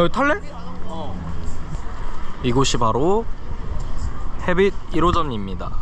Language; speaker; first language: Korean; native; Korean